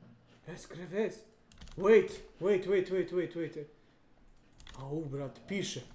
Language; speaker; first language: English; non-native, learner; Serbian